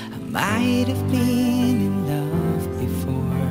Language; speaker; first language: English; non-native, learner; Indonesian